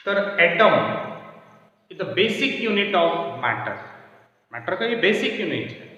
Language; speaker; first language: Hindi; non-native, local second language; Marathi